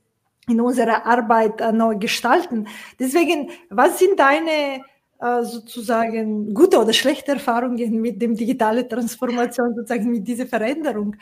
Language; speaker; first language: German; non-native, fluent; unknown